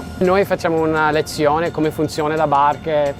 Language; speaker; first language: Italian; non-native, learner; English